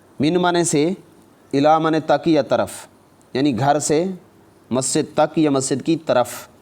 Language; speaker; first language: Urdu; non-native, local second language; Punjabi